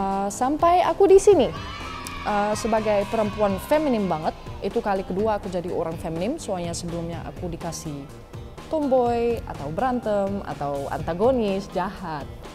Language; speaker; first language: Indonesian; non-native, fluent; Dutch